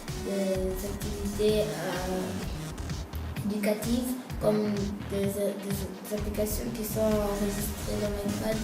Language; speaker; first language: French; non-native, fluent; Arabic